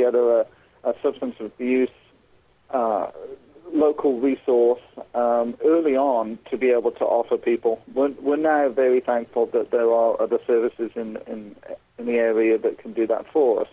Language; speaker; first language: English; native; English